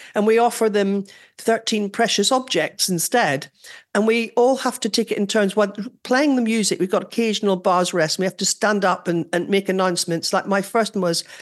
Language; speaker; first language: English; native; English